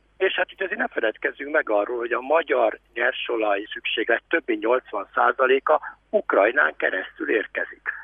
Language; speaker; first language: Hungarian; native; Hungarian